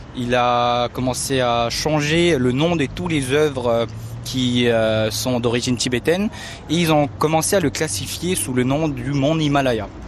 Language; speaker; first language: French; early bilingual, other home language; Tibetan